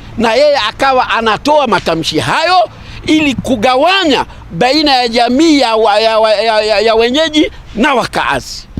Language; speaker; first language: Swahili; native; Swahili